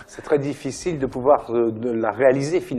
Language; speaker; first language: French; native; French